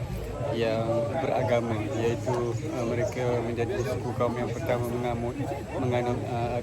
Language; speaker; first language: Malay; native; Malay